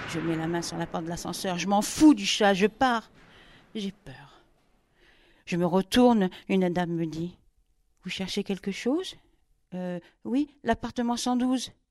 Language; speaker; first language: French; native; French